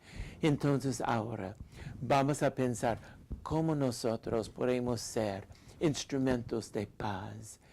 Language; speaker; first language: Spanish; non-native, fluent; English